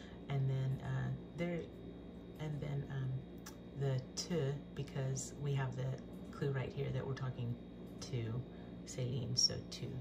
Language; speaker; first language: English; native; English